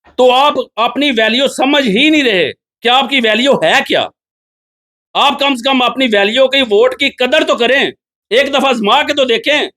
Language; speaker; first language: Urdu; non-native, local second language; Punjabi